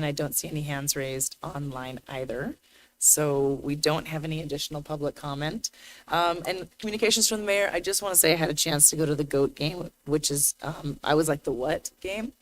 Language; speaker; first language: English; native; English